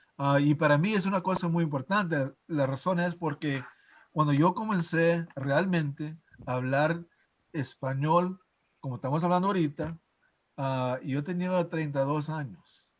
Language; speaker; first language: Spanish; early bilingual, heritage; English